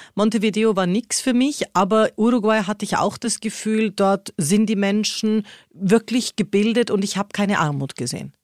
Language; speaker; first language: German; native; German